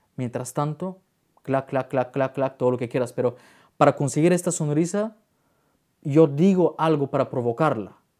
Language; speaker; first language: Spanish; non-native, fluent; Bulgarian